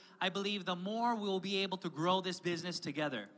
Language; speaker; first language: English; native; English